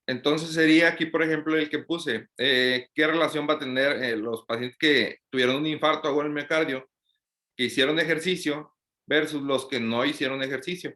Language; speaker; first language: Spanish; native; Spanish